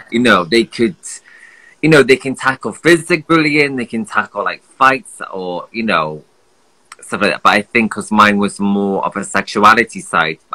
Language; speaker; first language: English; native; English